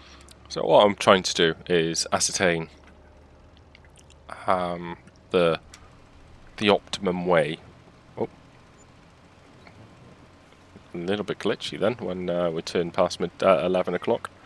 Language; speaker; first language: English; native; English